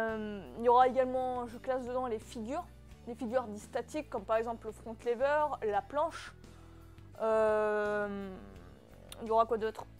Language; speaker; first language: French; native; French